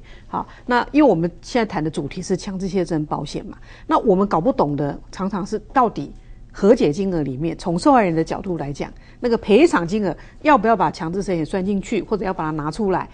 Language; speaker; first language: Chinese; native; Chinese